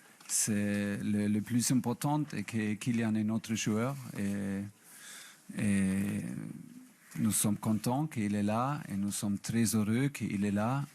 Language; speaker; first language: French; non-native, fluent; German